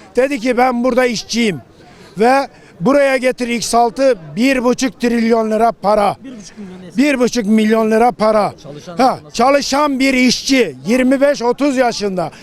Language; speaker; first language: Turkish; native; Turkish